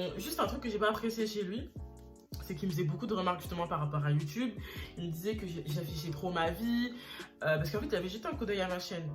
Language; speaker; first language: French; early bilingual, other home language; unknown